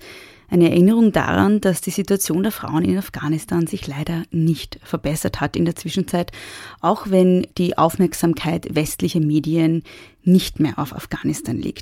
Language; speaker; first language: German; native; German